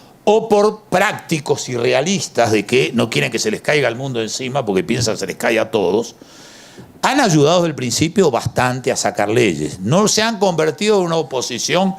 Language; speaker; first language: Spanish; native; Spanish